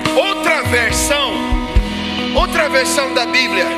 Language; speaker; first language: Portuguese; non-native, fluent; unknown